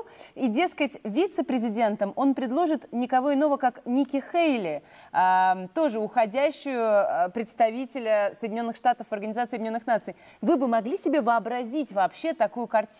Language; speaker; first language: Russian; native; Russian